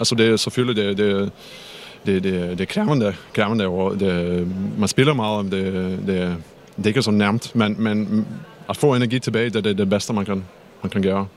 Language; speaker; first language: Danish; non-native, fluent; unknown